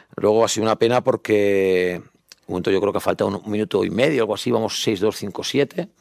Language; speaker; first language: Spanish; native; Spanish